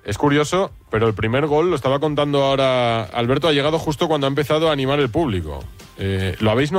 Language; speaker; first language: Spanish; native; Spanish